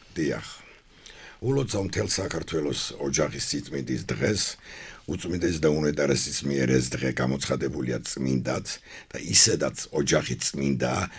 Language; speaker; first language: Georgian; non-native, local second language; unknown